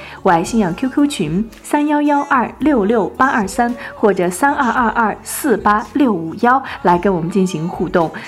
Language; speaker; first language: Chinese; native; Chinese